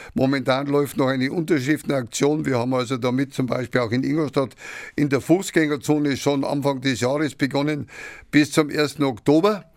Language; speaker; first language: German; native; German